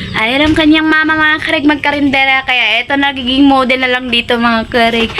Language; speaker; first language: Filipino; non-native, local second language; Cebuano